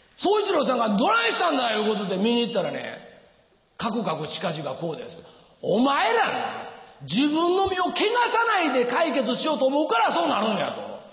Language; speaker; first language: Japanese; native; Japanese